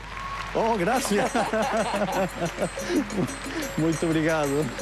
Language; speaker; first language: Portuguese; non-native, learner; Spanish